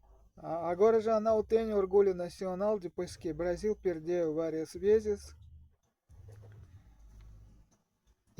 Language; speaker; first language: Portuguese; non-native, learner; Russian